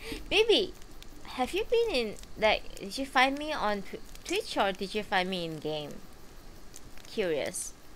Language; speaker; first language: English; non-native, local second language; Cantonese